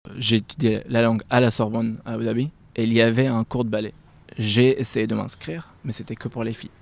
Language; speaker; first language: French; non-native, fluent; Arabic